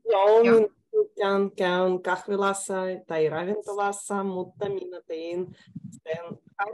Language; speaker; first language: Finnish; non-native, learner; Russian